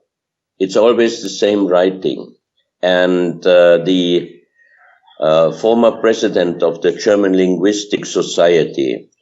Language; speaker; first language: English; non-native, fluent; German